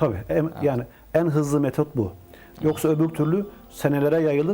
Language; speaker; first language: Turkish; native; Turkish